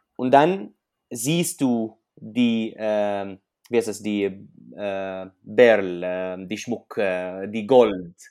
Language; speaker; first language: German; non-native, fluent; Arabic